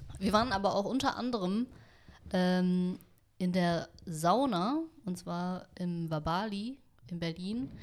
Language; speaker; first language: German; early bilingual, other home language; Vietnamese